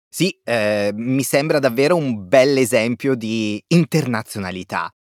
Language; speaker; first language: Italian; native; Italian